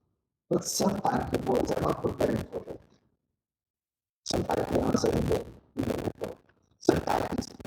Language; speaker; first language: English; non-native, learner; Portuguese